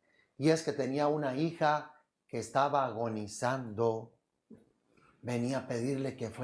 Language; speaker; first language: Spanish; native; Spanish